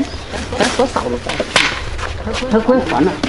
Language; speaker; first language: Chinese; native; Chinese